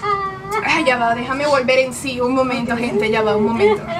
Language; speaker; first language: Spanish; native; Spanish